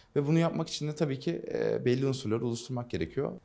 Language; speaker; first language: Turkish; non-native, local second language; Dutch